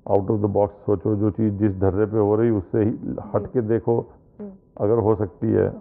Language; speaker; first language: Hindi; native; Hindi